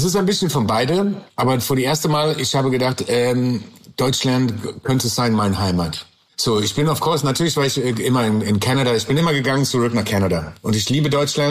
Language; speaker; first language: German; non-native, learner; English